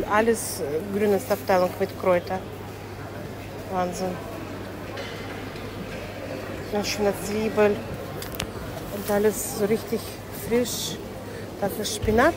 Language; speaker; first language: German; non-native, fluent; Latvian